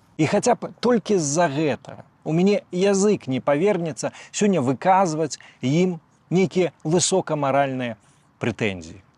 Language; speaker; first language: Belarusian; native; Belarusian